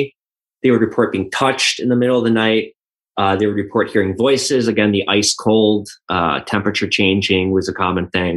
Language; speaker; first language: English; native; English